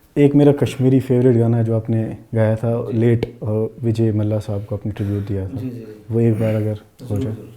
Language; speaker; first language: Hindi; non-native, local second language; Kashmiri